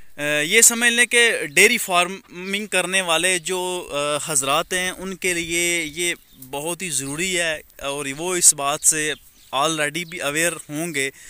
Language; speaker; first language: Urdu; non-native, local second language; Punjabi